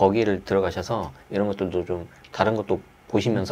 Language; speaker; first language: Korean; native; Korean